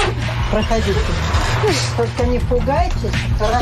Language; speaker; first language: Russian; native; Russian